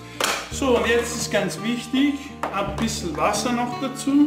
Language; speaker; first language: German; non-native, fluent; Italian